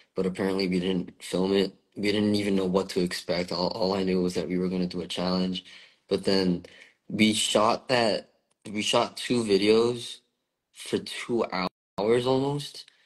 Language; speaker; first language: English; early bilingual, other home language; Korean